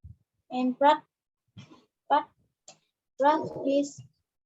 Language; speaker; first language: English; non-native, learner; Vietnamese